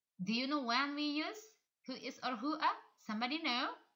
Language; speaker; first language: English; non-native, fluent; Indonesian